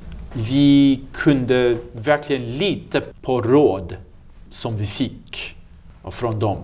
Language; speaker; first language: Swedish; non-native, learner; English